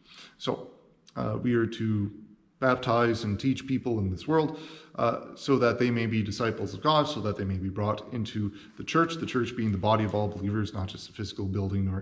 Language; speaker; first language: English; native; English